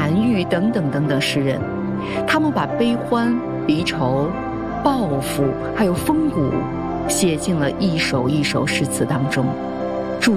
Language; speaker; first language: Chinese; native; Chinese